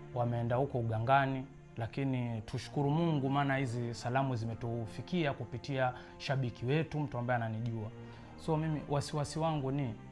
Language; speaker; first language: Swahili; native; Swahili